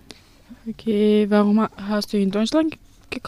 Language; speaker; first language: German; non-native, learner; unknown